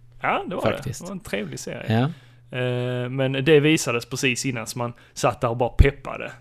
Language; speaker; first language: Swedish; native; Swedish